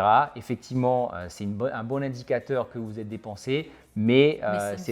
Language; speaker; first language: French; native; French